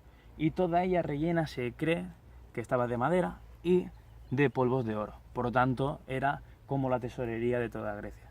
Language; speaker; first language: Spanish; native; Spanish